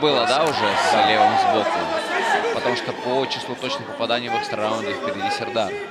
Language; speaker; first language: Russian; native; Russian